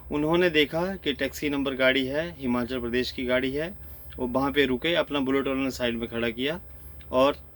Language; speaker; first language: Hindi; native; Hindi